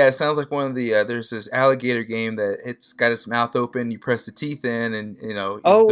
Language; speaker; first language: English; native; English